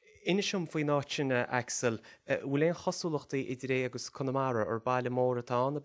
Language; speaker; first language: Irish; native; Irish